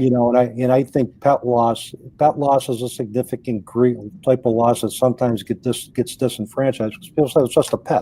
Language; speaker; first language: English; native; English